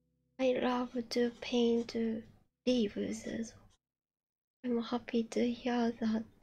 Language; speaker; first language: English; non-native, learner; Japanese